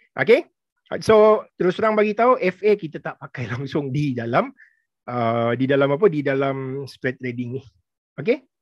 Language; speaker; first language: Malay; native; Malay